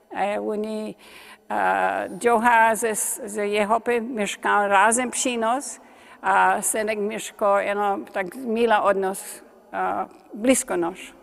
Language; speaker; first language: Polish; early bilingual, heritage; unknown